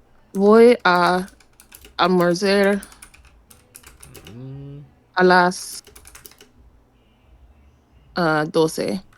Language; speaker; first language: Spanish; non-native, learner; English